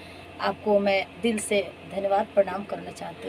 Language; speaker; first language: Hindi; non-native, local second language; Bhojpuri